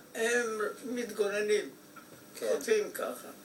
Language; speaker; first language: Hebrew; non-native, fluent; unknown